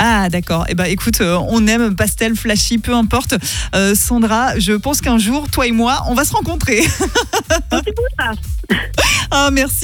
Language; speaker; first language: French; native; French